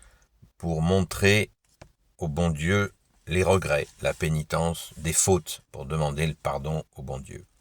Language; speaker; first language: French; native; French